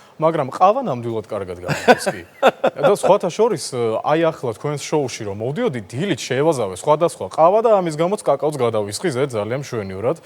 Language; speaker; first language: Georgian; non-native, local second language; Azerbaijani